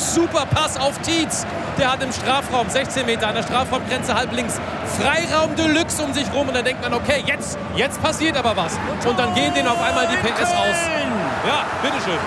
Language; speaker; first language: German; native; German